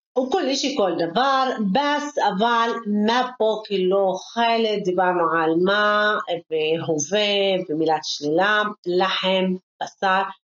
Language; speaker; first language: Hebrew; non-native, local second language; Arabic